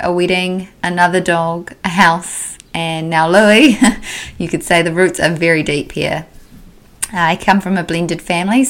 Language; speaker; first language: English; native; English